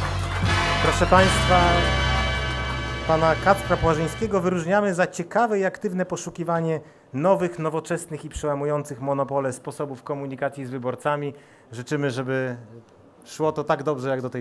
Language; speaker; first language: Polish; native; Polish